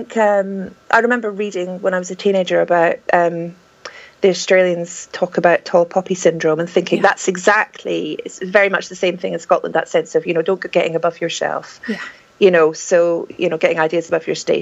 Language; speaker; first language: English; native; English